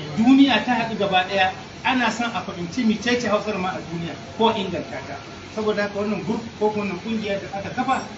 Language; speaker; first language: Hausa; non-native, local second language; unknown